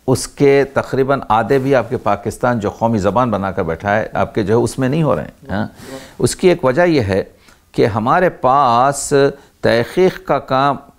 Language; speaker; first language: Hindi; native; Hindi